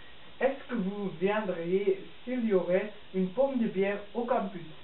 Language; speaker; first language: French; non-native, learner; Dutch